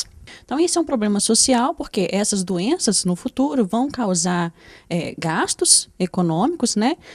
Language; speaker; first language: Portuguese; native; Portuguese